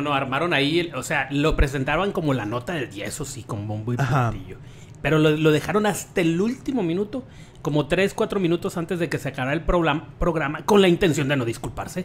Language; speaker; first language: Spanish; native; Spanish